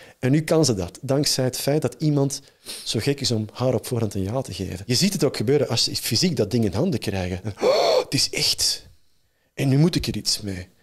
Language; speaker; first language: Dutch; native; Dutch